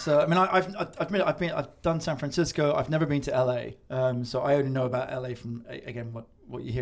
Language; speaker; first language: English; native; English